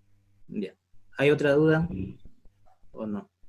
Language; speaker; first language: Spanish; native; Spanish